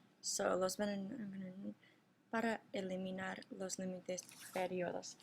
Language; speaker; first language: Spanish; non-native, fluent; English